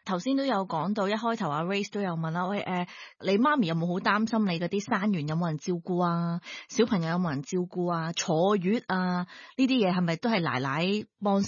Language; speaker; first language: Cantonese; native; Cantonese